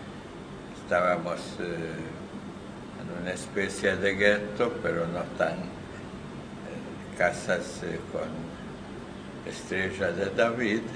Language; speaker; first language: Spanish; non-native, fluent; Hungarian